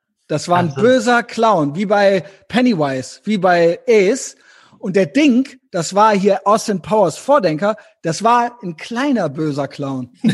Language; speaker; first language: German; native; German